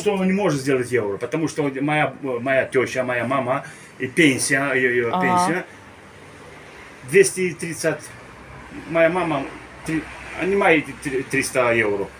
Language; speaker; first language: Russian; non-native, learner; Romanian